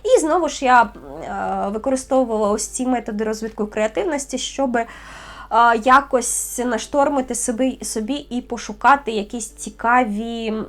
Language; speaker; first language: Ukrainian; native; Ukrainian